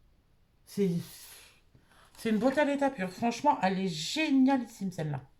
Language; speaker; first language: French; native; French